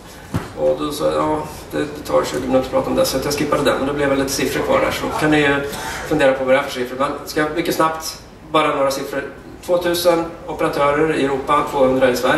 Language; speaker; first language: Swedish; native; Swedish